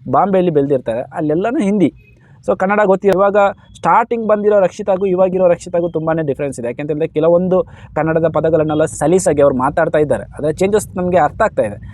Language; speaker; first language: Kannada; native; Kannada